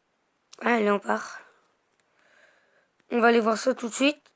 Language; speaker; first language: French; native; French